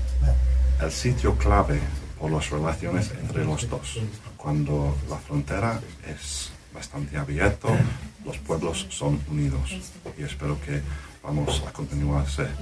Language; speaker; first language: Spanish; non-native, fluent; English